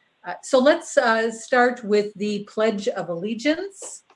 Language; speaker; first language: English; native; English